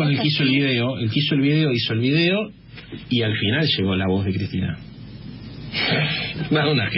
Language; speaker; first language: Spanish; native; Spanish